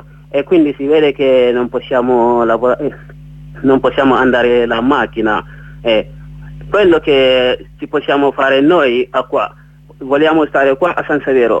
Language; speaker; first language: Italian; non-native, learner; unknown